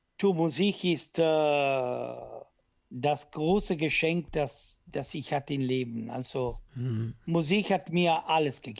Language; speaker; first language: German; non-native, local second language; Italian